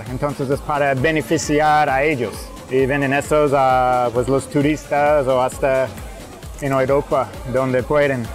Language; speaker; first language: Spanish; non-native, fluent; English